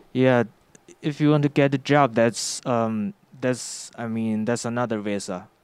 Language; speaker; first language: English; non-native, fluent; Chinese